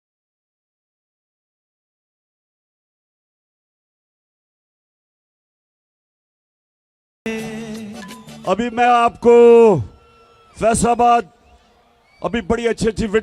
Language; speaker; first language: Urdu; native; Urdu